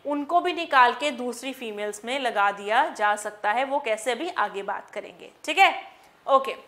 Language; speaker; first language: Hindi; non-native, local second language; Punjabi